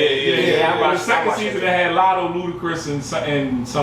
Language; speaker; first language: English; native; English